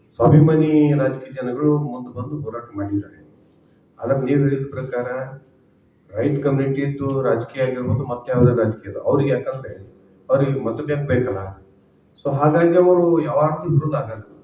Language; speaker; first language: Kannada; native; Kannada